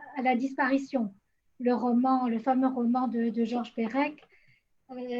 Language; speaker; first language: French; native; French